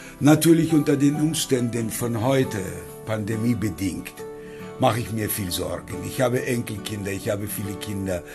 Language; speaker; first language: German; non-native, fluent; Georgian